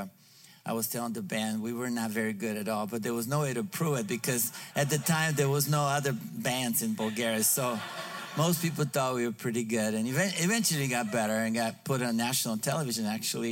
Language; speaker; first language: English; non-native, fluent; Bulgarian